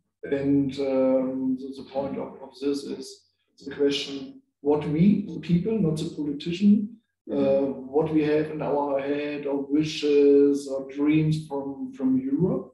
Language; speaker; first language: English; non-native, learner; German